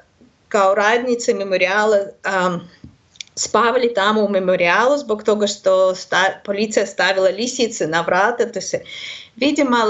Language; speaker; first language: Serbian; non-native, learner; Russian